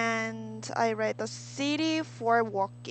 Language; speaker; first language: English; non-native, learner; Korean